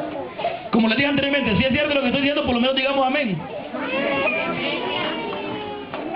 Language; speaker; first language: Spanish; native; Spanish